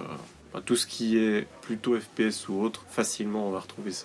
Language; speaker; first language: French; native; French